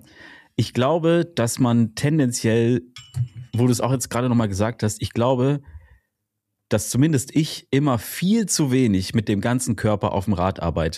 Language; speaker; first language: German; native; German